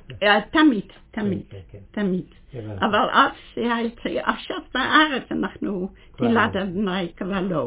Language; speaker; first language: Hebrew; non-native, fluent; Dutch